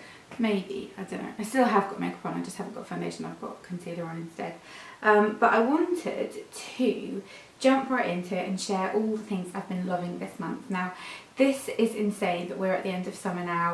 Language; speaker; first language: English; native; English